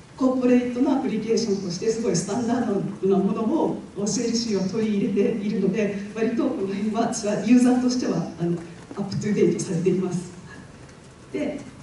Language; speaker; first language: Japanese; native; Japanese